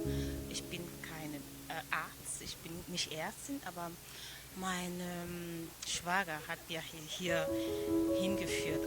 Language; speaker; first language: German; non-native, fluent; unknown